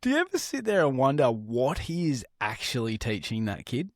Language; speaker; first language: English; native; English